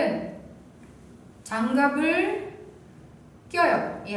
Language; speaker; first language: Korean; non-native, fluent; Indonesian